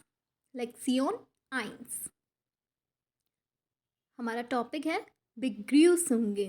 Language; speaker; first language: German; non-native, fluent; Hindi